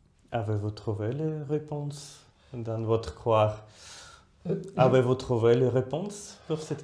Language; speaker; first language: French; non-native, fluent; Russian